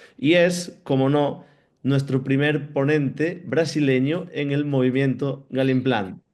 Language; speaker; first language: Spanish; native; Spanish